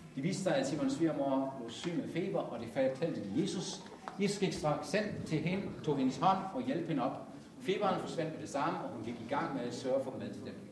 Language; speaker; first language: Danish; native; Danish